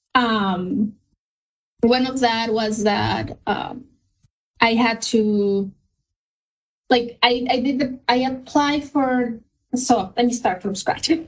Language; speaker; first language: English; non-native, fluent; Spanish